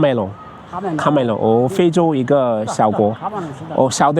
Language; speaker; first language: Chinese; non-native, fluent; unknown